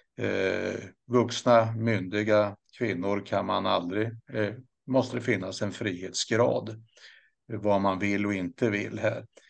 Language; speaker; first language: Swedish; native; Swedish